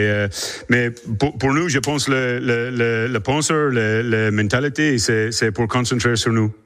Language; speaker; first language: French; non-native, learner; English